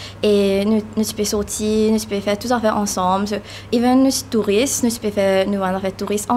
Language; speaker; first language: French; non-native, local second language; Morisyen